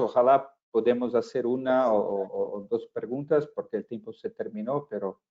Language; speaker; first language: Spanish; non-native, fluent; Portuguese